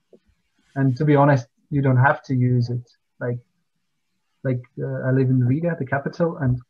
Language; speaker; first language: English; non-native, fluent; Latvian